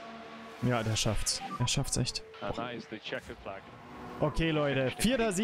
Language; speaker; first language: German; native; German